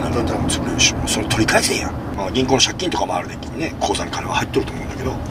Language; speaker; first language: Japanese; native; Japanese